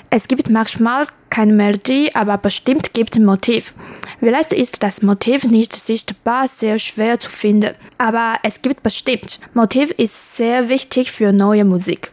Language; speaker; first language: German; non-native, learner; Chinese